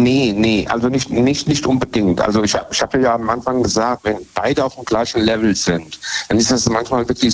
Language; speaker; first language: German; native; German